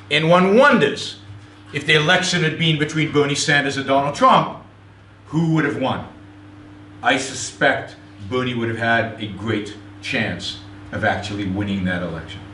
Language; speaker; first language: English; non-native, fluent; Hebrew